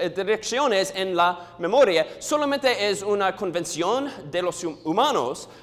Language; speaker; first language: Spanish; non-native, learner; English